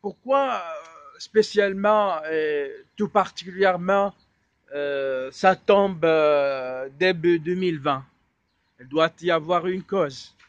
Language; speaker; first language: French; non-native, fluent; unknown